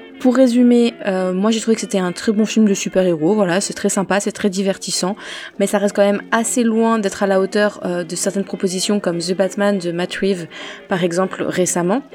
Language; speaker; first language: French; native; French